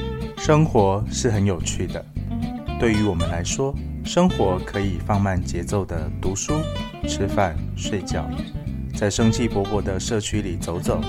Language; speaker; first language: Chinese; native; Chinese